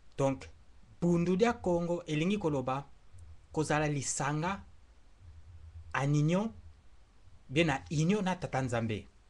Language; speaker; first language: Lingala; non-native, local second language; Kongo